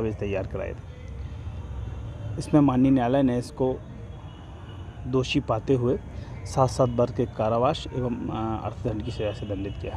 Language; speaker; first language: Hindi; native; Hindi